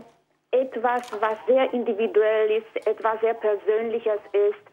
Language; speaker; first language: German; non-native, fluent; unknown